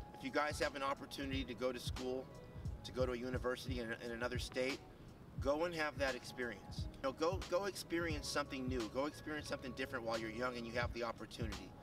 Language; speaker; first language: English; native; English